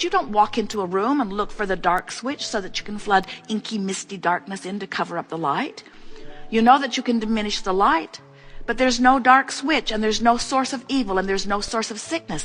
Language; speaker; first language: English; native; English